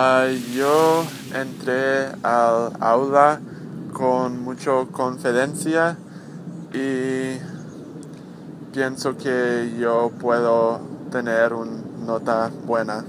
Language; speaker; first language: Spanish; non-native, learner; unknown